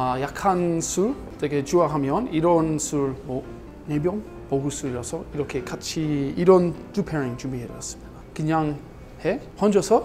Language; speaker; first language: Korean; non-native, learner; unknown